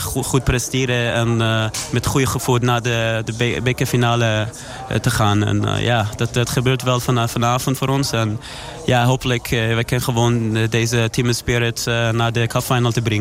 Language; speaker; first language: Dutch; non-native, learner; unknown